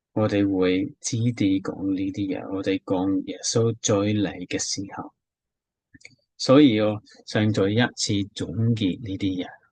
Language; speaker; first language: Cantonese; non-native, fluent; English